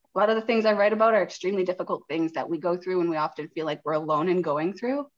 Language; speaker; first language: English; native; English